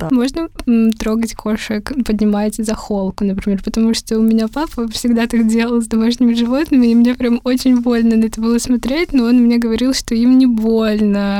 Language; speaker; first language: Russian; native; Russian